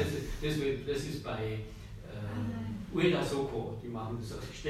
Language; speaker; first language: German; native; German